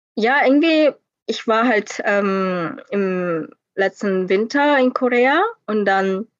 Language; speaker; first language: German; non-native, fluent; Korean